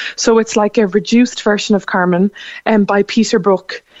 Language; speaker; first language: English; native; English